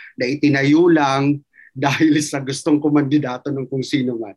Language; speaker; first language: Filipino; non-native, local second language; Waray